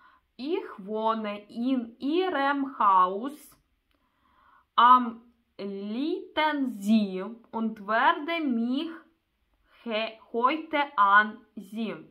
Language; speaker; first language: German; non-native, learner; Russian